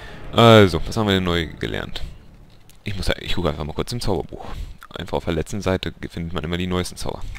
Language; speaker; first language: German; native; German